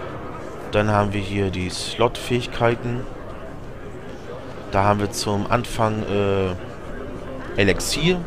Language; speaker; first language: German; native; German